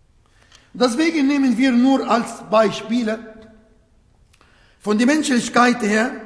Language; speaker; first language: German; non-native, fluent; Arabic